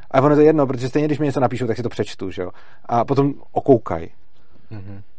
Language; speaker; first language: Czech; native; Czech